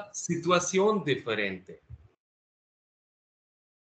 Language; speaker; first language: Spanish; non-native, fluent; Hindi